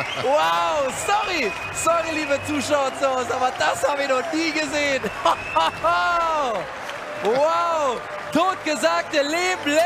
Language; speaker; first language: German; native; German